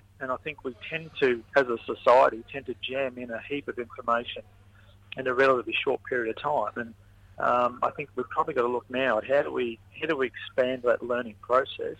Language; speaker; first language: English; native; English